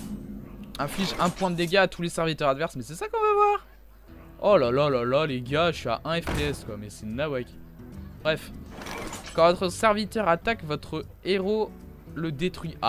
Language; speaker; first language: French; native; French